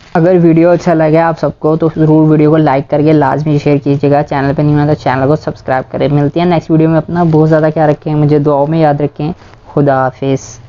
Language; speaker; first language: Urdu; native; Urdu